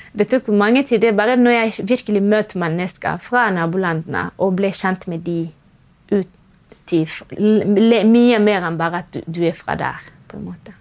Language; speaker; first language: Norwegian; non-native, fluent; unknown